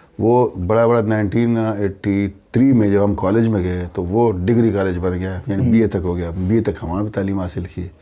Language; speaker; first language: Urdu; non-native, local second language; Pashto